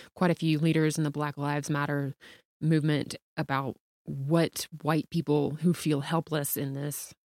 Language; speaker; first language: English; native; English